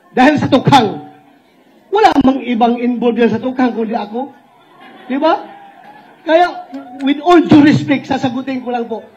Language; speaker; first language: Filipino; non-native, local second language; Cebuano